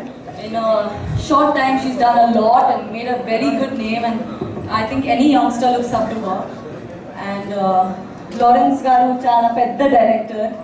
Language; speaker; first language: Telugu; non-native, learner; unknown